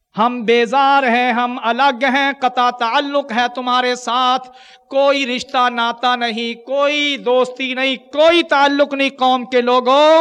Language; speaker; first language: Urdu; non-native, local second language; Punjabi